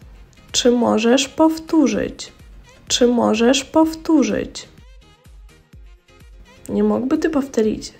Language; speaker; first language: Polish; non-native, fluent; Russian